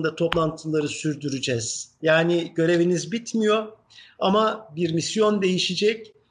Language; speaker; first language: Turkish; native; Turkish